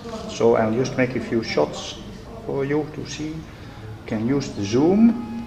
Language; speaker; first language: English; non-native, fluent; Dutch